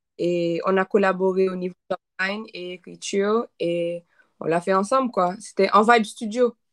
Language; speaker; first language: French; non-native, local second language; Haitian Creole